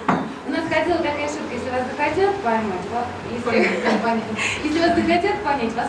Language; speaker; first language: Russian; native; Russian